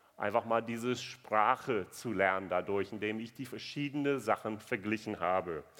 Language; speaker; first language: German; non-native, fluent; English